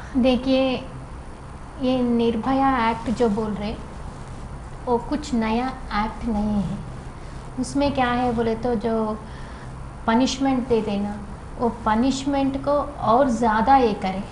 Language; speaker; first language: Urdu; non-native, local second language; Telugu